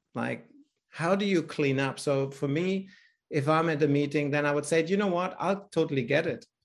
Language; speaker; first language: English; non-native, fluent; German